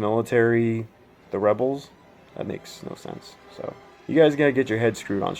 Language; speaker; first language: English; native; English